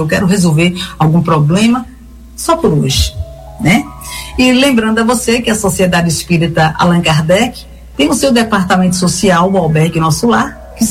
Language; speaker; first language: Portuguese; native; Portuguese